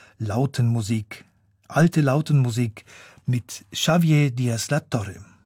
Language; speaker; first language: German; native; German